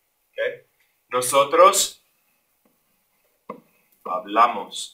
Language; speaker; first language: Spanish; non-native, fluent; English